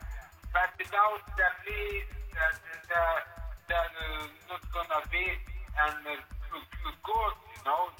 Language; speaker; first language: English; non-native, learner; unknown